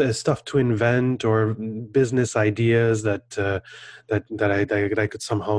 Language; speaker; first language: English; non-native, fluent; French